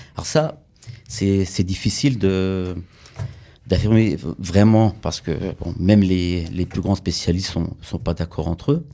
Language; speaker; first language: French; early bilingual, other home language; Kurdish